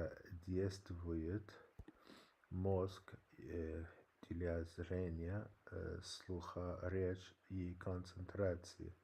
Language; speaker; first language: Russian; non-native, learner; English